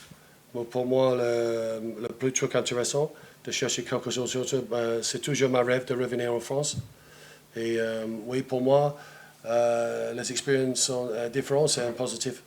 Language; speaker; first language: French; non-native, fluent; English